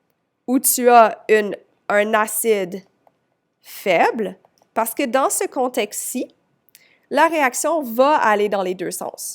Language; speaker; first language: French; native; French